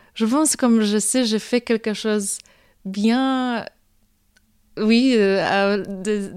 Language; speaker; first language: French; non-native, fluent; Polish